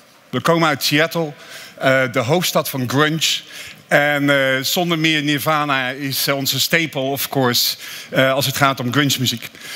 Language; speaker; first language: Dutch; native; Dutch